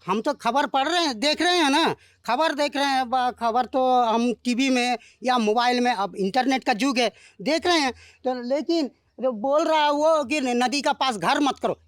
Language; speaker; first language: Hindi; non-native, local second language; Bangla